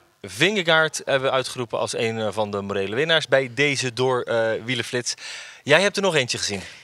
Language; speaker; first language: Dutch; native; Dutch